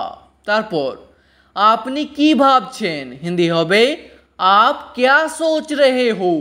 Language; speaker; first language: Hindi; non-native, fluent; Bangla